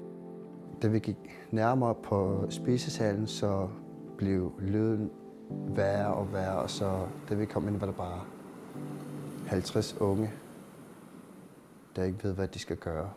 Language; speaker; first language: Danish; non-native, local second language; Kalaallisut